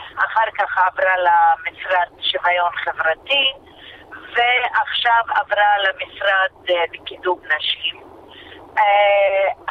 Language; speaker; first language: Hebrew; non-native, local second language; Arabic